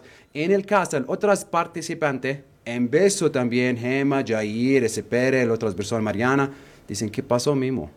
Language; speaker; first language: Spanish; non-native, learner; Arabic